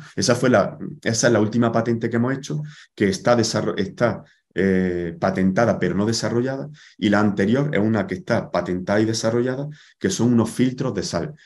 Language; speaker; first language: Spanish; native; Spanish